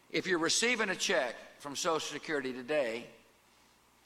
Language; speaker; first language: English; native; English